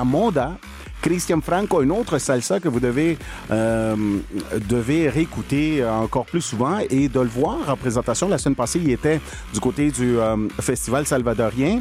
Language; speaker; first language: French; non-native, fluent; Spanish